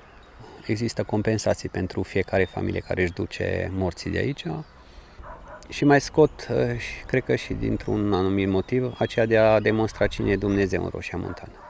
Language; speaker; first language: Romanian; native; Romanian